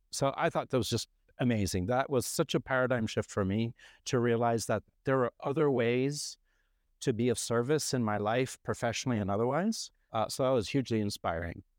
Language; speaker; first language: English; non-native, fluent; French